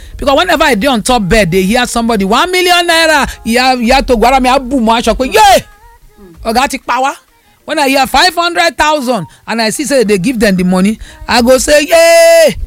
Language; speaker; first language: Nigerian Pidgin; non-native, local second language; Yoruba